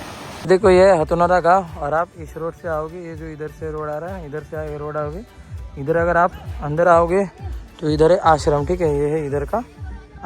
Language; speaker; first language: Hindi; non-native, local second language; Marathi